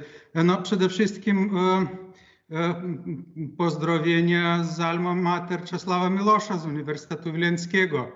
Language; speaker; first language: Polish; non-native, fluent; Lithuanian